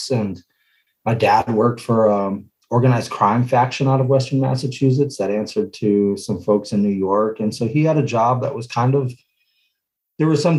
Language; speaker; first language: English; native; English